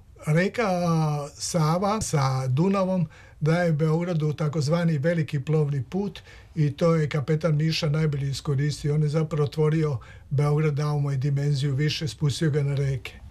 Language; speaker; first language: Serbian; native; Serbian